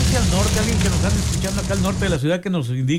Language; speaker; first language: Spanish; native; Spanish